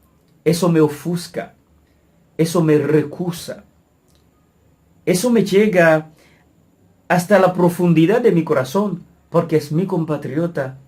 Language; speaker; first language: Spanish; non-native, fluent; Haitian Creole